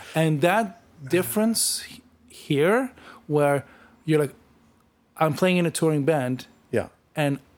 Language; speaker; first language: English; non-native, fluent; Dutch